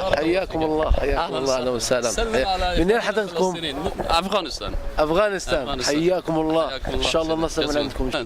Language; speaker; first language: Arabic; native; Arabic